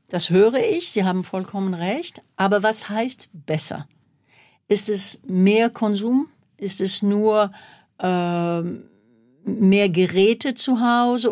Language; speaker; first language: German; non-native, fluent; French